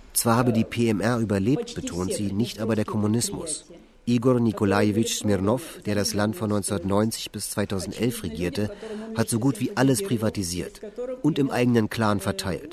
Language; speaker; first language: German; native; German